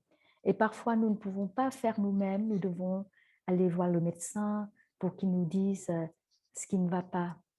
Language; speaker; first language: French; non-native, fluent; Vietnamese